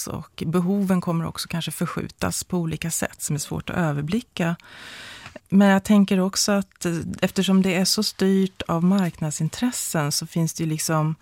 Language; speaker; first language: Swedish; native; Swedish